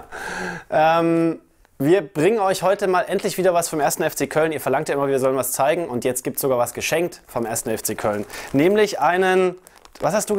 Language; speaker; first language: German; native; German